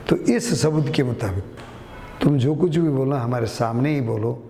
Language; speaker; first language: Hindi; non-native, local second language; Kannada